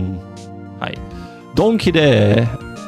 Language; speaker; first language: Japanese; non-native, learner; English